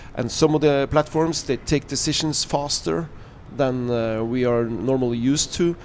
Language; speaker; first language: English; non-native, fluent; Norwegian